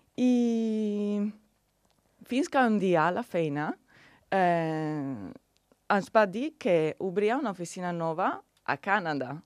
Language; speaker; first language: Catalan; non-native, learner; Italian